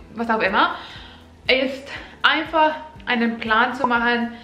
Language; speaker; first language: German; non-native, fluent; Finnish